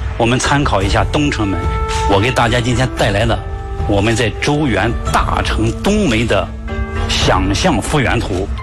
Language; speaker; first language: Chinese; native; Chinese